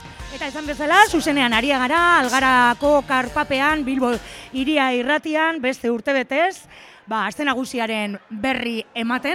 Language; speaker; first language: Basque; native; Basque